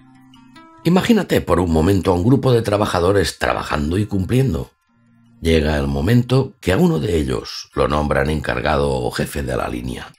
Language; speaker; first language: Spanish; native; Spanish